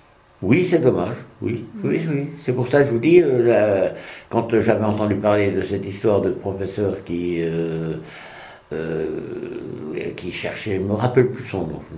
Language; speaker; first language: French; native; French